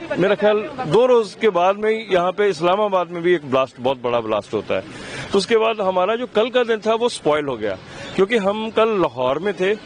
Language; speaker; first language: Urdu; non-native, local second language; Punjabi